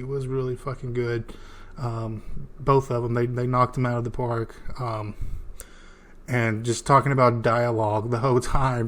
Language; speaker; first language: English; native; English